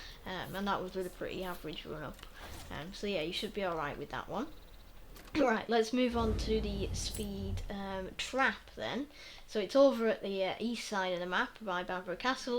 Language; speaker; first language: English; native; English